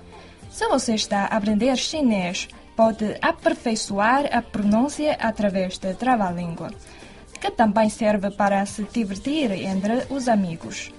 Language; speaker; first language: Portuguese; non-native, fluent; Chinese